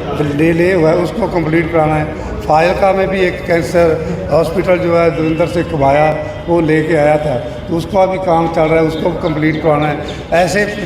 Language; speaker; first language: Hindi; non-native, local second language; Punjabi